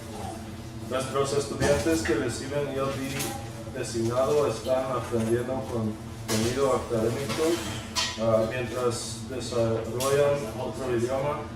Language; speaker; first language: Spanish; early bilingual, heritage; Spanish